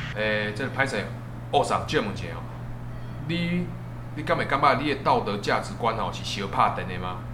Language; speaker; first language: Chinese; native; Chinese